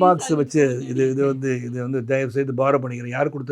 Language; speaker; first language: Tamil; native; Tamil